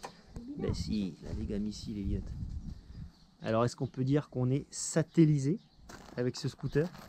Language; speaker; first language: French; native; French